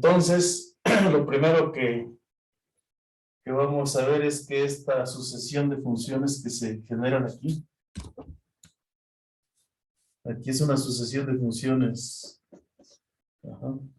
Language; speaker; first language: Spanish; native; Spanish